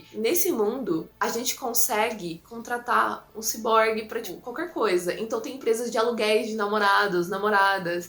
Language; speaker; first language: Portuguese; native; Portuguese